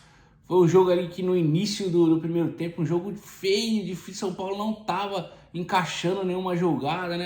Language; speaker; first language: Portuguese; native; Portuguese